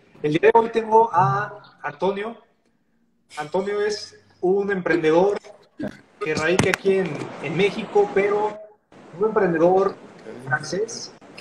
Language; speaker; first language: Spanish; native; Spanish